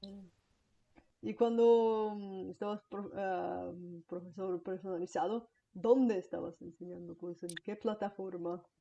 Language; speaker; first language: Spanish; non-native, fluent; Bulgarian